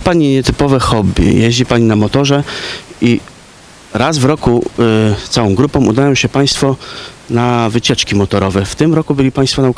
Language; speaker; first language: Polish; native; Polish